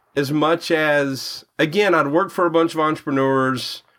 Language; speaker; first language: English; native; English